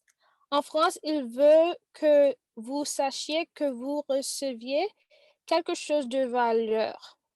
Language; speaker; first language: French; non-native, learner; English